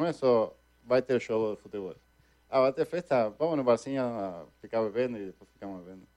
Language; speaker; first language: Portuguese; non-native, fluent; Spanish